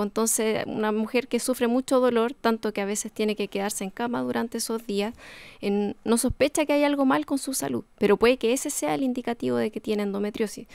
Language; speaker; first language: Spanish; native; Spanish